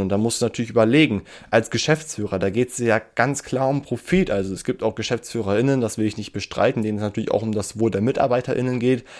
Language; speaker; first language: German; native; German